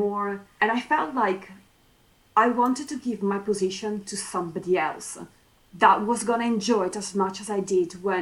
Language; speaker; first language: English; non-native, fluent; Italian